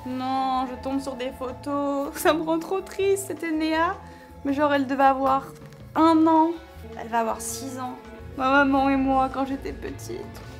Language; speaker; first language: French; native; French